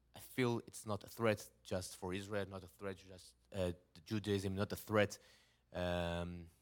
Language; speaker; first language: English; non-native, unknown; Hebrew